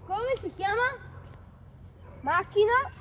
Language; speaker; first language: Italian; early bilingual, other home language; Igbo